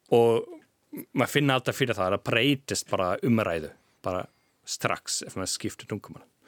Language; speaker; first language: Icelandic; non-native, fluent; German